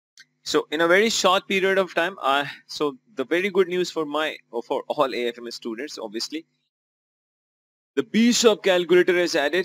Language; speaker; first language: English; non-native, local second language; Urdu